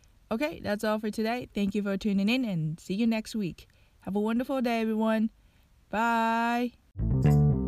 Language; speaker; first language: English; non-native, fluent; Japanese